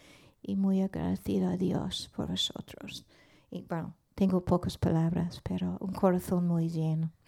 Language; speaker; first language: Spanish; non-native, learner; English